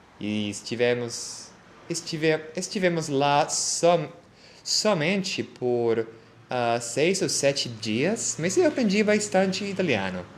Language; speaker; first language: Portuguese; non-native, fluent; Spanish